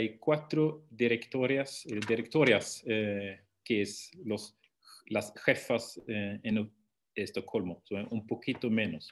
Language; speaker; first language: Spanish; non-native, fluent; Swedish